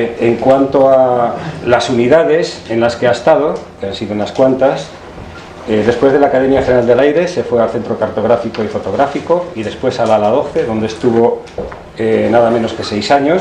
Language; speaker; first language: Spanish; native; Spanish